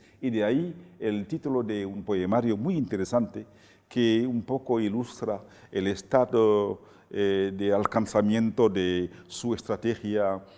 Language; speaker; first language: Spanish; non-native, fluent; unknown